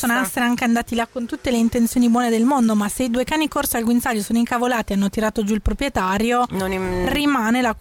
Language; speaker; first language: Italian; native; Italian